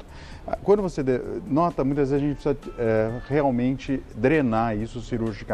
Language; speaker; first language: Portuguese; native; Portuguese